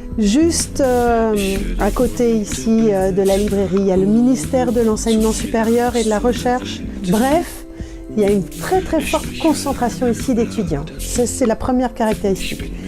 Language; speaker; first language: French; native; French